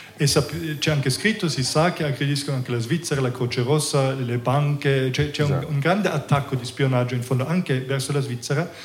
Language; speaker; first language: Italian; non-native, fluent; German